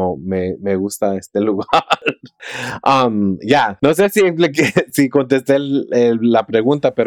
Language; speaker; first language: Spanish; early bilingual, heritage; Spanish